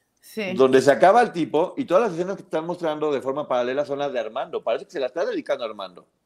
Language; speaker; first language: Spanish; native; Spanish